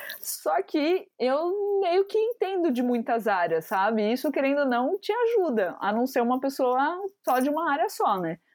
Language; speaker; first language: Portuguese; native; Portuguese